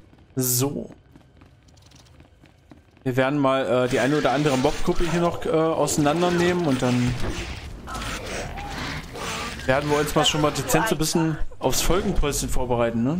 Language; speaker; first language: German; native; German